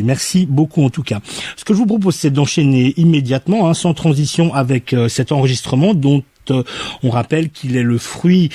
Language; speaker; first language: French; native; French